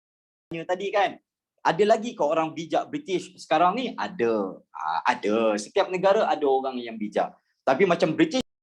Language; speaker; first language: Malay; native; Malay